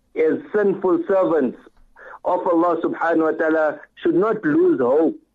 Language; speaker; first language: English; native; English